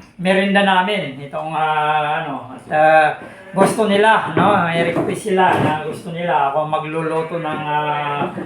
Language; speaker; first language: Filipino; native; Filipino